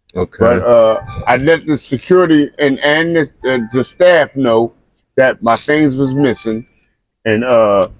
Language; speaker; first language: English; native; English